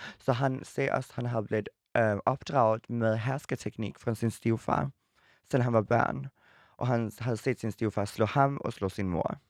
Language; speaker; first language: Danish; early bilingual, other home language; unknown